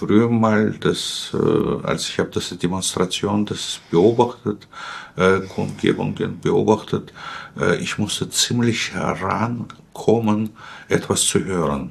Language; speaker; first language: German; non-native, fluent; Russian